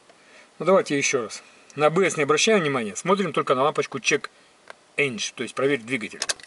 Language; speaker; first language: Russian; native; Russian